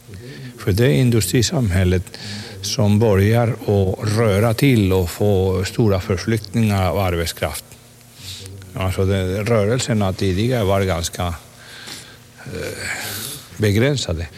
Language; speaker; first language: Swedish; non-native, fluent; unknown